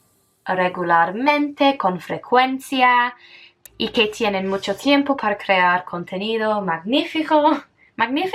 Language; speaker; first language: Spanish; non-native, fluent; English